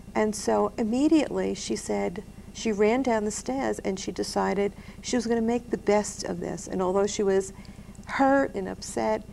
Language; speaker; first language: English; native; English